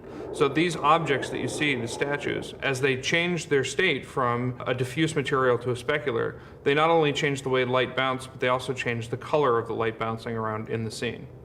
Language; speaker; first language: English; native; English